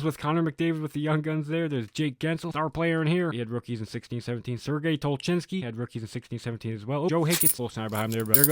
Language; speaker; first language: English; native; English